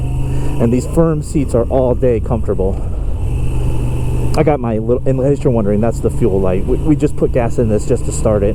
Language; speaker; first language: English; native; English